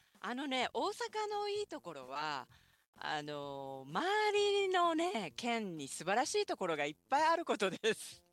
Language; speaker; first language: Japanese; native; Japanese